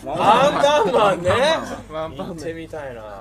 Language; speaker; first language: Japanese; native; Japanese